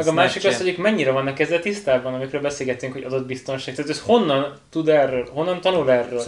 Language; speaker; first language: Hungarian; native; Hungarian